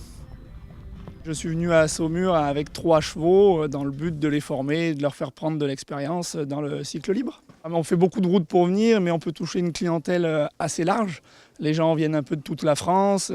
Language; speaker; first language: French; native; French